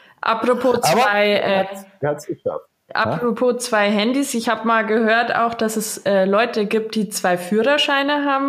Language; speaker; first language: German; native; German